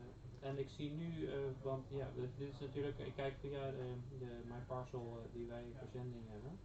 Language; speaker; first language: Dutch; native; Dutch